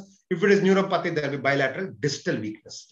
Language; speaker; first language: English; non-native, local second language; Telugu